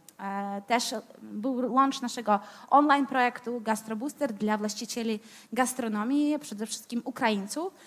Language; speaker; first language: Polish; non-native, fluent; Ukrainian